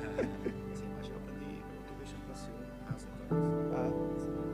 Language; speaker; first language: Portuguese; non-native, fluent; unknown